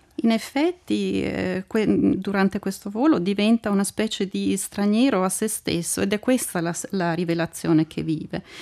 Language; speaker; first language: Italian; native; Italian